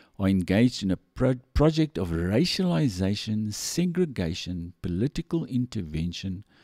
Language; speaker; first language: English; non-native, local second language; Afrikaans